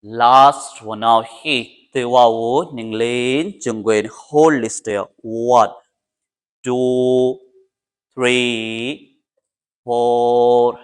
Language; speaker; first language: Vietnamese; non-native, learner; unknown